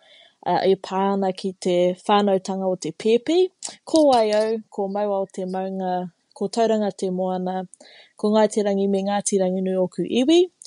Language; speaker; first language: English; non-native, local second language; Māori